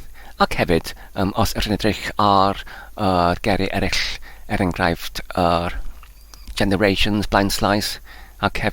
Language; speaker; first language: Welsh; non-native, learner; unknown